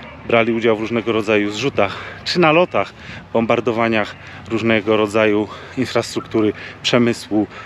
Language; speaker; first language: Polish; native; Polish